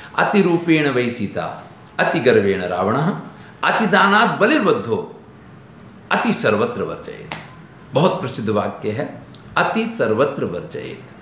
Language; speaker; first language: Hindi; native; Hindi